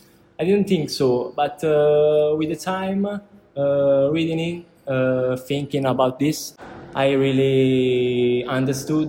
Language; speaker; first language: English; non-native, learner; Italian